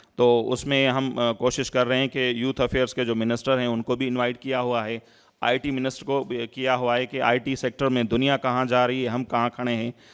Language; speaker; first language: Urdu; non-native, local second language; Sindhi